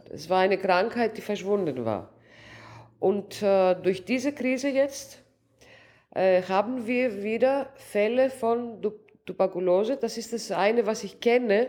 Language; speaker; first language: German; non-native, local second language; Greek